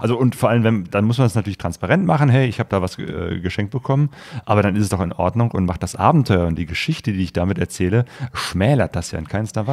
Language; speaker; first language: German; native; German